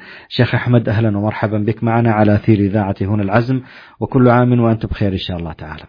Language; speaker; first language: Arabic; native; Arabic